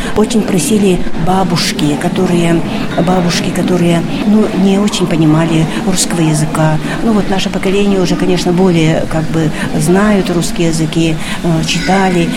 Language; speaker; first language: Russian; non-native, local second language; Udmurt